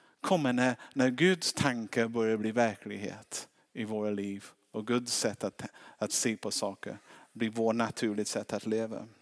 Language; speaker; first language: Swedish; non-native, fluent; English